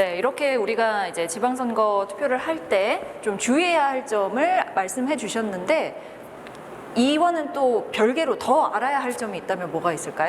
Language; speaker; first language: Korean; native; Korean